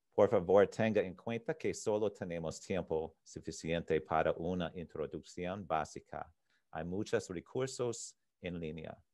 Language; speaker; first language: Spanish; non-native, learner; English